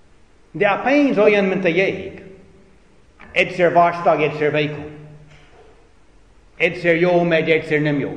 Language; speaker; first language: Hungarian; non-native, fluent; English